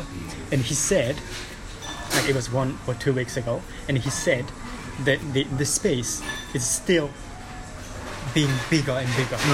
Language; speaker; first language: English; non-native, learner; Japanese